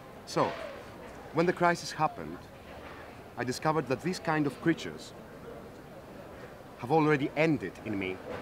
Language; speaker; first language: English; non-native, fluent; Greek